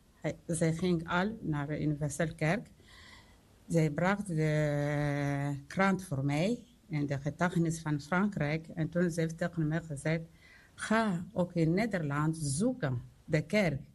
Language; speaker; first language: Dutch; non-native, learner; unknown